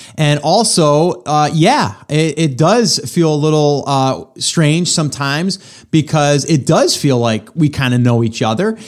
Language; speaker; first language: English; native; English